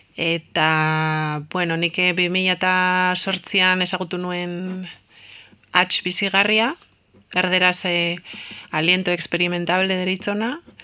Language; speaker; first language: Basque; native; Basque